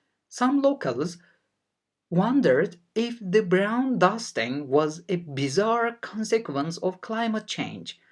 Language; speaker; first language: English; non-native, fluent; Turkish